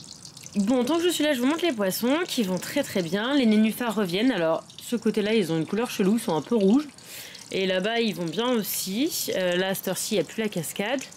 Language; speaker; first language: French; native; French